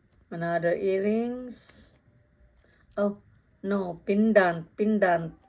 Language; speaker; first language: English; non-native, local second language; Filipino